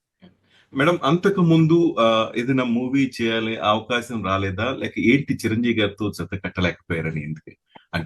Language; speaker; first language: Telugu; native; Telugu